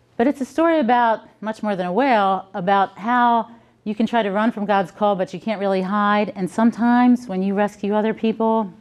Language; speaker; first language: English; native; English